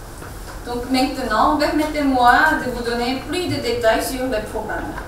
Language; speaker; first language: French; non-native, fluent; Korean